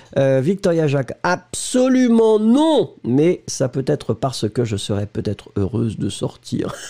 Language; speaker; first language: French; native; French